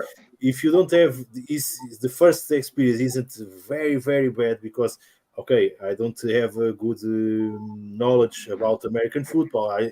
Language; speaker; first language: English; non-native, learner; Portuguese